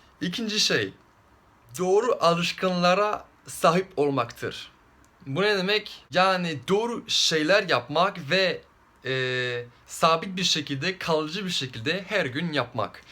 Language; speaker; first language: Turkish; non-native, fluent; French